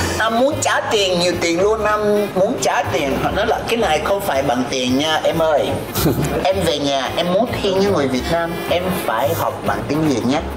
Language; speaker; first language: Vietnamese; non-native, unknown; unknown